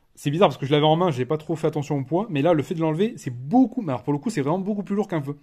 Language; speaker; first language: French; native; French